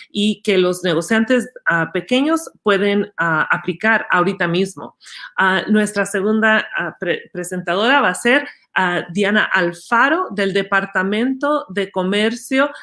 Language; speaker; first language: Spanish; early bilingual, other home language; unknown